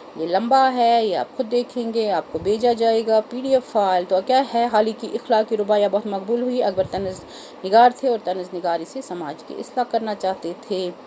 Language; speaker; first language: Urdu; non-native, local second language; Kashmiri